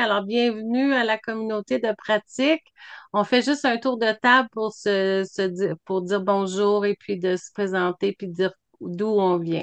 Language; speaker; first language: French; native; French